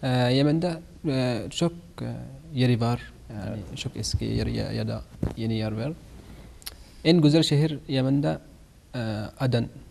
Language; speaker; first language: Turkish; non-native, learner; Arabic